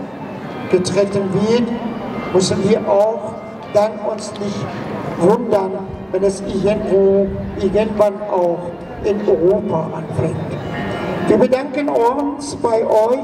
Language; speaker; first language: German; non-native, fluent; Persian